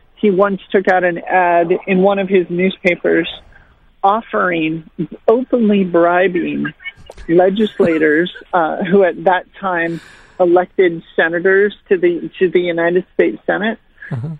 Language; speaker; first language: English; native; English